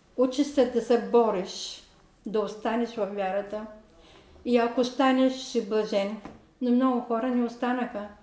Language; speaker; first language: Bulgarian; non-native, local second language; Turkish